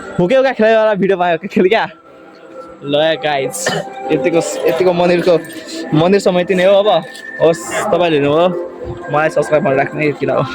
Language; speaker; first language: Nepali; non-native, local second language; Rana Tharu